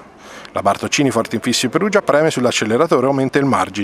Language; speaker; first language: Italian; native; Italian